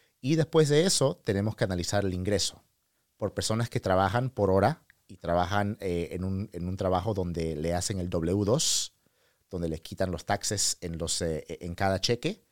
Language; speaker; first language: Spanish; early bilingual, heritage; Spanish